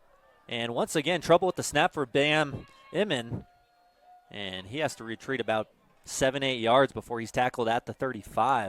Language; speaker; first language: English; native; English